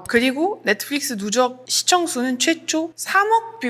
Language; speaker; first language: Korean; non-native, fluent; French